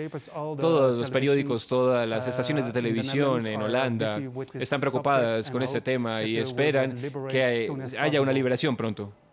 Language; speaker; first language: Spanish; non-native, fluent; Dutch